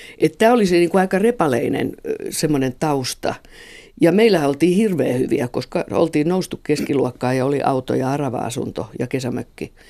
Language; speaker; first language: Finnish; native; Finnish